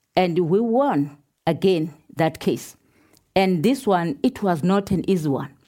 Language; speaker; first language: English; non-native, local second language; Xhosa